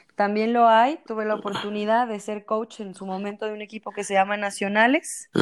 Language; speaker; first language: Spanish; native; Spanish